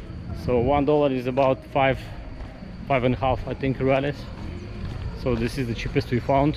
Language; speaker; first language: English; non-native, fluent; Russian